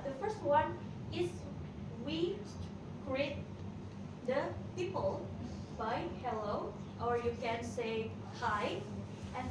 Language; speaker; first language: English; non-native, fluent; Indonesian